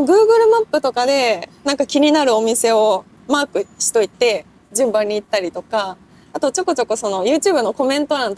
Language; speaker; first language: Japanese; native; Japanese